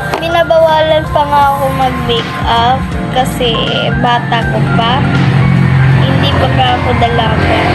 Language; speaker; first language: Filipino; non-native, local second language; Cebuano